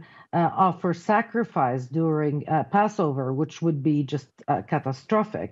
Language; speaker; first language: English; non-native, fluent; Arabic